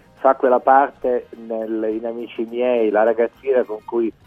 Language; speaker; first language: Italian; non-native, local second language; Sicilian